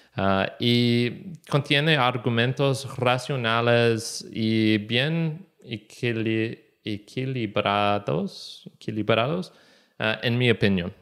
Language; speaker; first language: Spanish; non-native, learner; English